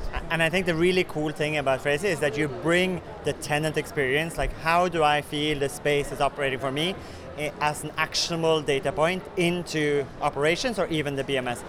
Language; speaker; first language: English; non-native, fluent; Norwegian